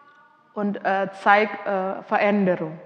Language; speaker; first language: German; non-native, fluent; Indonesian